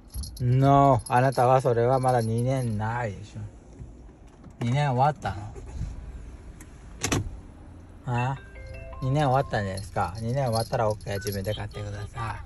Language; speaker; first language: Japanese; native; Japanese